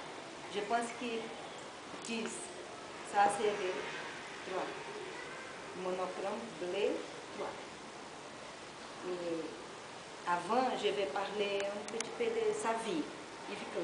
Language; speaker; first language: French; non-native, learner; Portuguese